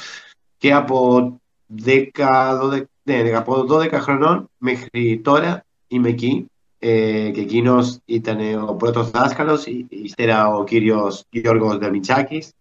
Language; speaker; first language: Greek; early bilingual, heritage; Spanish